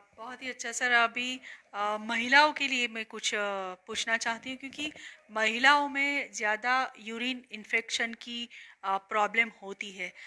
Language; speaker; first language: Hindi; non-native, local second language; Gujarati